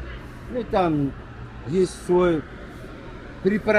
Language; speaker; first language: Russian; non-native, learner; Uzbek